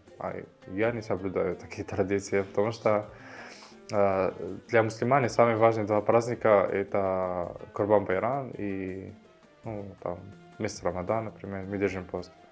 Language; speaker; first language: Russian; non-native, fluent; Arabic